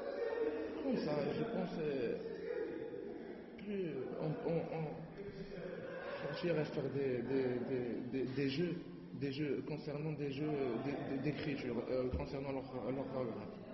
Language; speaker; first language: French; non-native, learner; Arabic